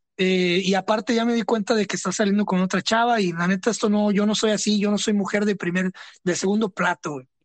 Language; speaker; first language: Spanish; early bilingual, heritage; Spanish